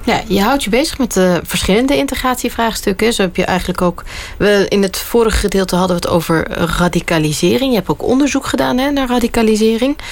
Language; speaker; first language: Dutch; native; Dutch